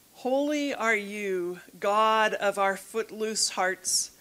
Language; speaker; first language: English; native; English